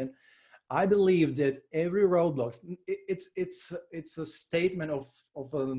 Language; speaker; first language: English; non-native, fluent; Slovak